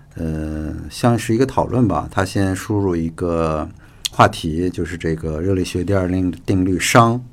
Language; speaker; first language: Chinese; native; Chinese